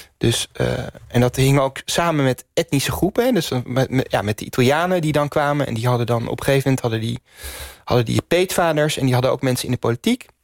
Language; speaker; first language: Dutch; native; Dutch